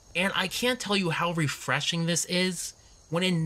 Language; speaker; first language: English; native; English